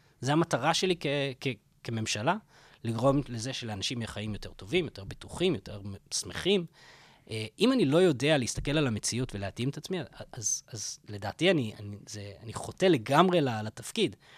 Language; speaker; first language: Hebrew; non-native, fluent; English